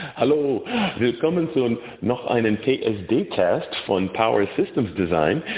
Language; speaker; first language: German; non-native, fluent; English